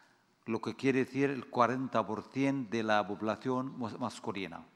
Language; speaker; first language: Spanish; non-native, fluent; Arabic